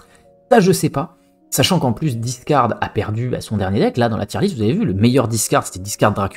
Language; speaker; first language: French; native; French